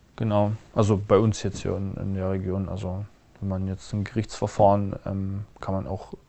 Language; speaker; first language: German; non-native, local second language; Upper Sorbian